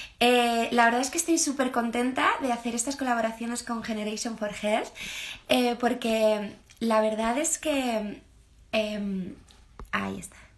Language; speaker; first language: Spanish; native; Spanish